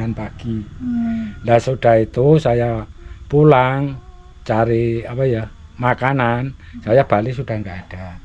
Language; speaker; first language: Indonesian; non-native, local second language; Javanese